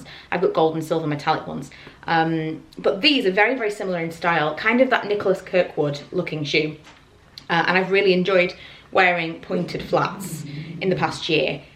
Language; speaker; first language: English; native; English